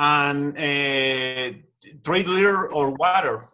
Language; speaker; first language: English; non-native, learner; Spanish